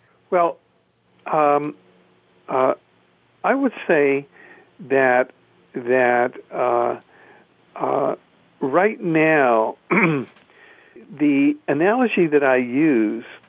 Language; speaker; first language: English; early bilingual, other home language; Spanish